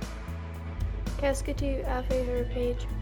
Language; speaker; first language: French; non-native, learner; English